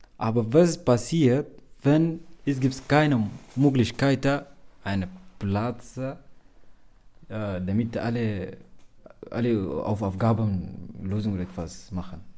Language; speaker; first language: German; non-native, learner; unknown